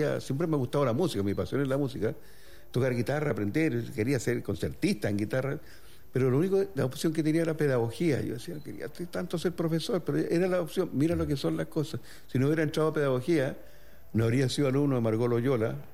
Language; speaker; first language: Spanish; native; Spanish